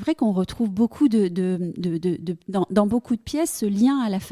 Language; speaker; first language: French; native; French